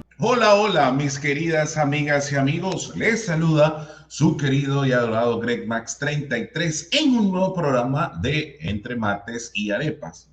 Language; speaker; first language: Spanish; native; Spanish